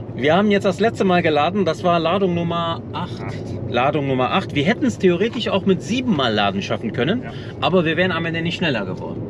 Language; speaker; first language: German; early bilingual, other home language; Turkish